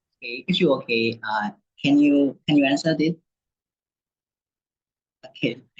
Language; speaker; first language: English; non-native, learner; Burmese